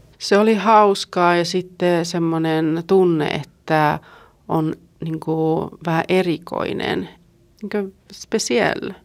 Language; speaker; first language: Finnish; early bilingual, heritage; Finnish